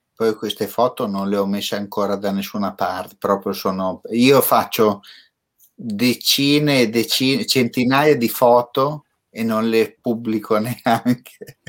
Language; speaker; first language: Italian; native; Italian